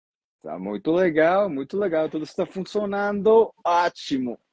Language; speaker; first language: Portuguese; non-native, fluent; Spanish